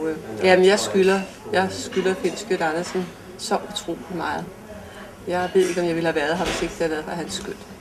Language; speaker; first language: Danish; native; Danish